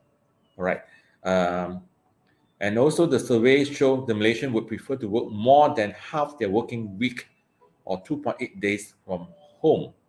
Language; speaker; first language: English; non-native, local second language; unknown